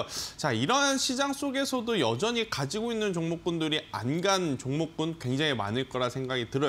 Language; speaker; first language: Korean; native; Korean